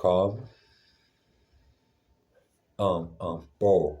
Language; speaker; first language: French; non-native, learner; German